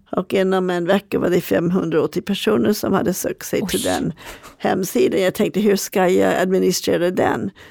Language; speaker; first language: Swedish; non-native, fluent; English